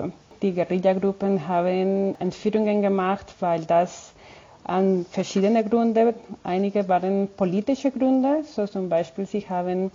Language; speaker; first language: German; non-native, fluent; Spanish